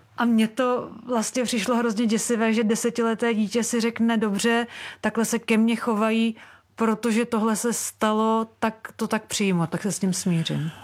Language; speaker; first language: Czech; native; Czech